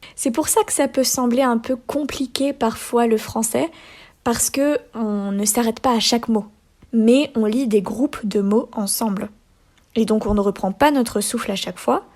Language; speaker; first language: French; native; French